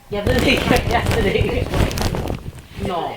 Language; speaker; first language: Danish; non-native, learner; Chinese